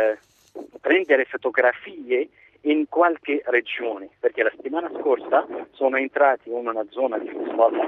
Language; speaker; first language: Italian; non-native, fluent; Arabic